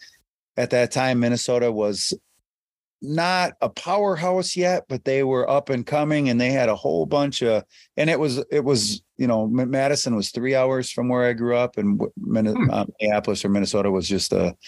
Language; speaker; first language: English; native; English